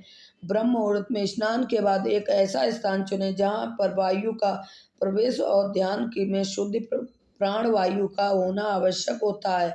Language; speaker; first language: Hindi; native; Hindi